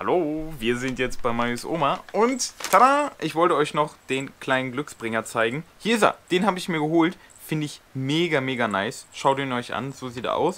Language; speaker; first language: German; native; German